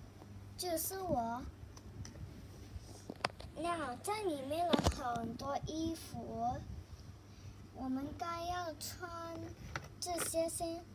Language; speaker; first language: Chinese; non-native, learner; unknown